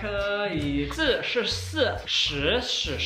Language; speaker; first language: Chinese; non-native, learner; Danish